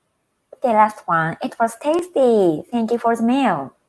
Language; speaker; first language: English; non-native, fluent; Japanese